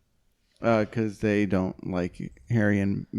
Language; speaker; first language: English; native; English